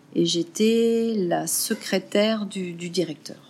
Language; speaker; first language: French; native; French